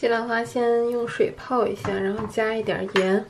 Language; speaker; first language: Chinese; native; Chinese